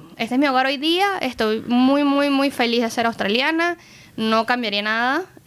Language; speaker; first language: Spanish; native; Spanish